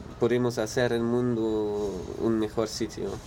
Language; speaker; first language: Spanish; non-native, learner; German